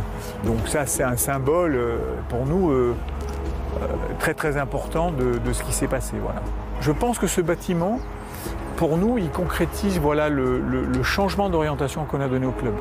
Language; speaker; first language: French; native; French